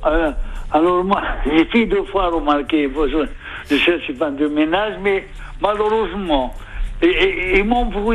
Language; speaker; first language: French; non-native, fluent; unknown